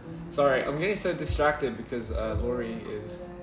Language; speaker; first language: English; early bilingual, other home language; Korean